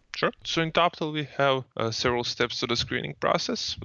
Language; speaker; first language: English; non-native, fluent; Croatian